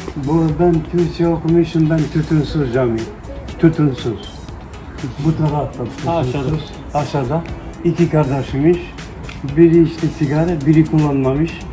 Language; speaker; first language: Turkish; non-native, learner; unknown